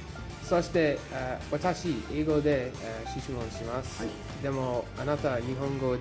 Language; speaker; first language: Japanese; non-native, learner; English